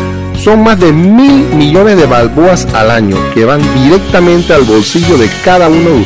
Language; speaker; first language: Spanish; native; Spanish